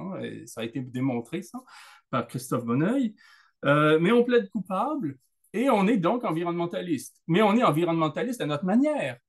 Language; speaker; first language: French; native; French